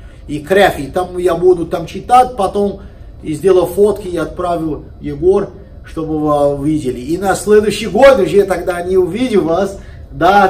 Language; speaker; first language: Russian; non-native, fluent; Portuguese